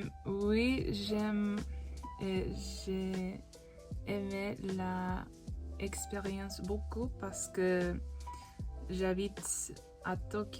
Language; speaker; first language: French; non-native, learner; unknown